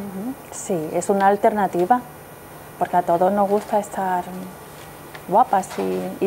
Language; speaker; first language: Spanish; native; Spanish